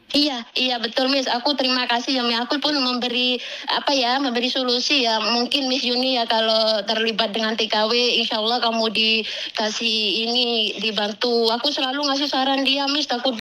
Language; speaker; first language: Indonesian; native; Indonesian